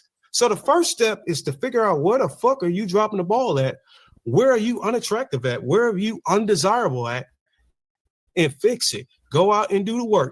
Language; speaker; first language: English; native; English